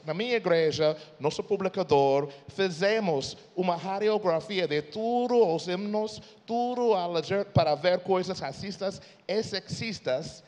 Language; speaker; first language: Portuguese; non-native, fluent; English